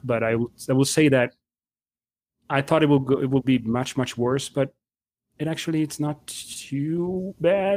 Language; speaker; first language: English; non-native, fluent; Italian